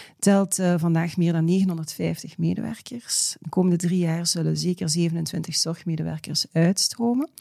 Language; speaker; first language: Dutch; native; Dutch